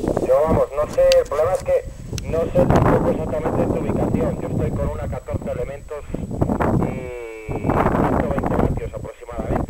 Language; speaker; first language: Spanish; native; Spanish